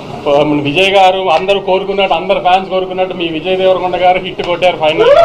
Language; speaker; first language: Telugu; native; Telugu